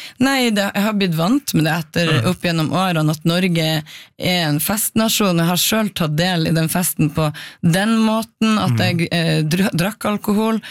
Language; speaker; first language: Norwegian; native; Norwegian